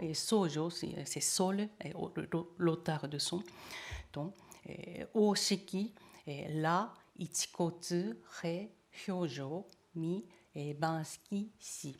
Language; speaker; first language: French; non-native, learner; Japanese